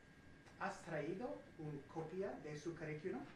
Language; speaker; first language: Spanish; non-native, learner; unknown